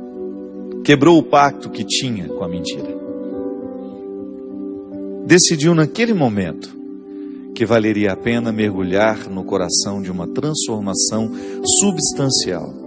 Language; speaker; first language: Portuguese; native; Portuguese